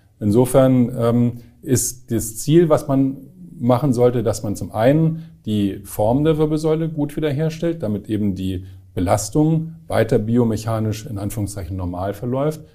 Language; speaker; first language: German; native; German